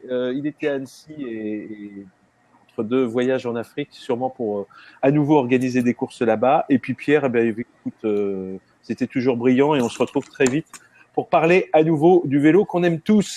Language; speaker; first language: French; native; French